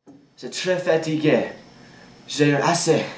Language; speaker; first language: French; non-native, learner; English